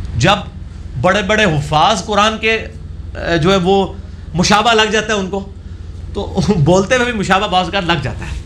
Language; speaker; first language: Urdu; non-native, local second language; Punjabi